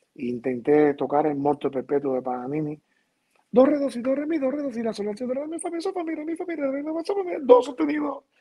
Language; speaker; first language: Spanish; native; Spanish